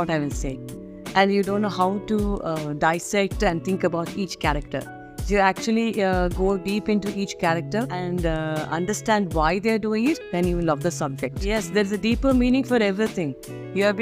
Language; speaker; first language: English; non-native, local second language; Kannada